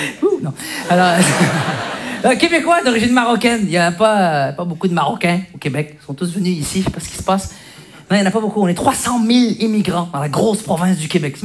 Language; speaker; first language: French; early bilingual, other home language; Arabic